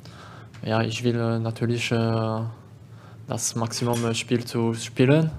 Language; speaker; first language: German; non-native, learner; French